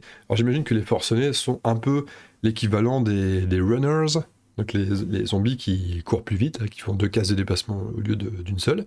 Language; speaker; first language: French; native; French